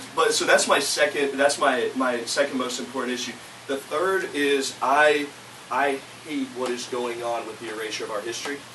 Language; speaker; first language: English; native; English